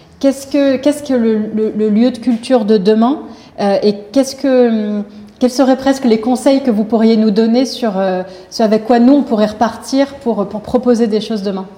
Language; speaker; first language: French; native; French